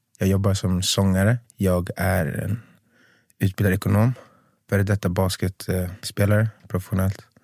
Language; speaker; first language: Swedish; native; Swedish